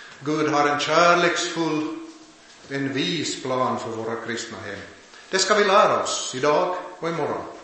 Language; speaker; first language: Swedish; native; Swedish